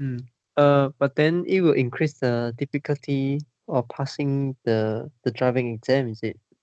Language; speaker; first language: English; non-native, learner; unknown